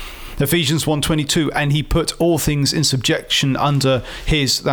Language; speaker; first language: English; native; English